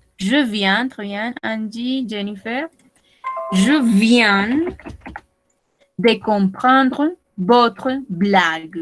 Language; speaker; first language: French; non-native, learner; Spanish